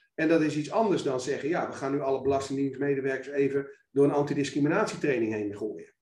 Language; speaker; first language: Dutch; native; Dutch